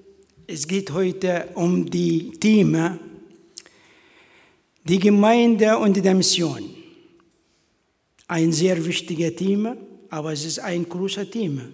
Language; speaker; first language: German; non-native, fluent; Arabic